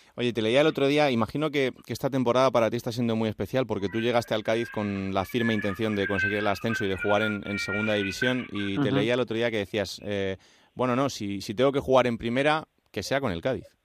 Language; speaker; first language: Spanish; native; Spanish